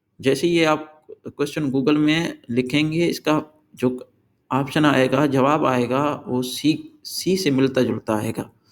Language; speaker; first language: Urdu; non-native, local second language; Sindhi